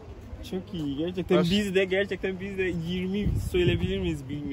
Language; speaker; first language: Turkish; non-native, learner; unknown